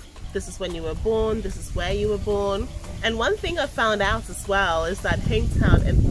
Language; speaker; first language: English; non-native, local second language; Akan